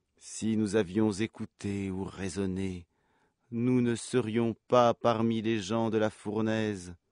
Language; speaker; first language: French; native; French